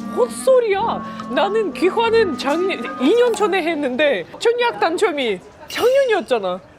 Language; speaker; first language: Korean; non-native, fluent; Russian